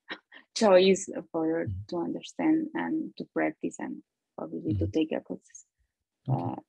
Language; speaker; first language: English; non-native, learner; Spanish